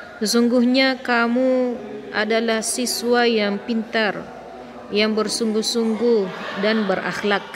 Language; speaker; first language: Malay; native; Malay